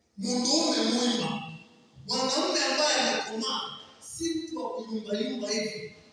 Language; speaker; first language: Swahili; non-native, local second language; Kamba